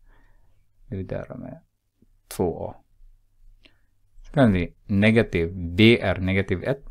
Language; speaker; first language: Swedish; non-native, fluent; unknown